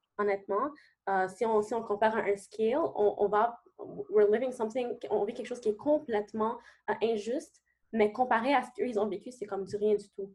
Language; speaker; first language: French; early bilingual, other home language; Arabic